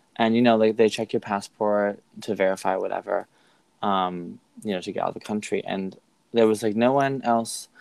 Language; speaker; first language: English; native; English